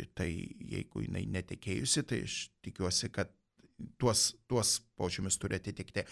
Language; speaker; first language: Lithuanian; native; Lithuanian